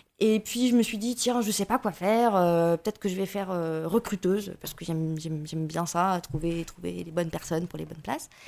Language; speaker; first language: French; early bilingual, other home language; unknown